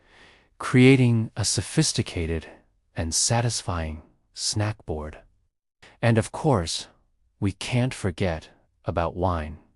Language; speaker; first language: English; native; English